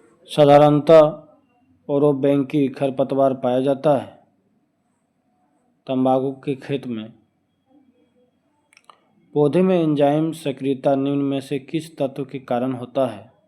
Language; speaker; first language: Hindi; native; Hindi